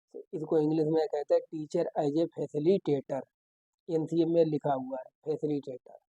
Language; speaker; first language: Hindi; native; Hindi